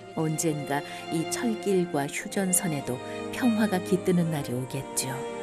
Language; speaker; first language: Korean; native; Korean